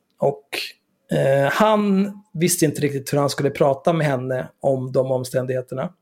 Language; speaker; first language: Swedish; native; Swedish